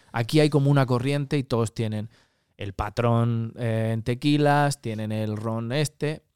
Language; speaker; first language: Spanish; native; Spanish